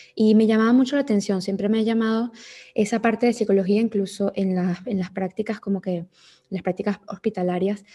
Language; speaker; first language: Spanish; native; Spanish